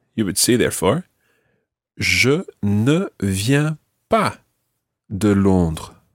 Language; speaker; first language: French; non-native, fluent; English